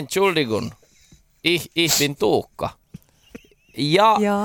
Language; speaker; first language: German; non-native, learner; Finnish